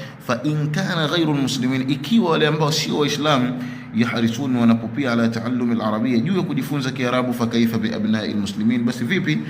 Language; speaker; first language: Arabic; non-native, fluent; Swahili